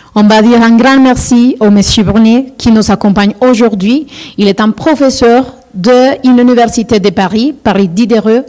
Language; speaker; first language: French; non-native, fluent; Spanish